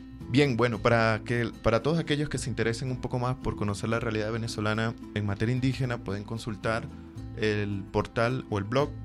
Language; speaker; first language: Spanish; native; Spanish